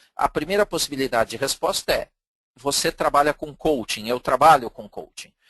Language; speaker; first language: Portuguese; native; Portuguese